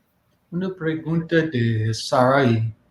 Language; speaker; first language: Spanish; non-native, learner; English